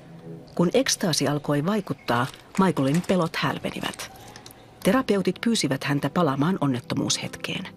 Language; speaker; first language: Finnish; native; Finnish